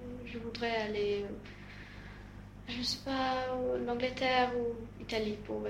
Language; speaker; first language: French; non-native, learner; Russian